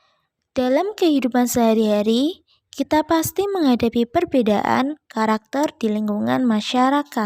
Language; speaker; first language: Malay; non-native, local second language; Javanese